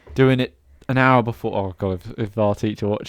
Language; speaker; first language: English; native; English